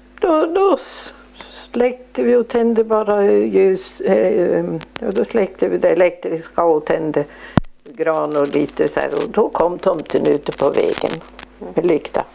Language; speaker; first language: Swedish; native; Swedish